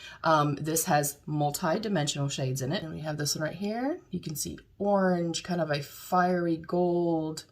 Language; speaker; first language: English; native; English